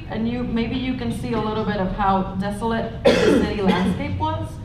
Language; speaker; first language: English; non-native, fluent; Spanish